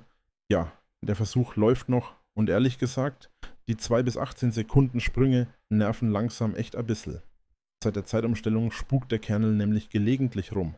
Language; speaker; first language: German; native; German